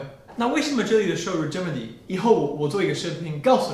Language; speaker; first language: Chinese; non-native, fluent; English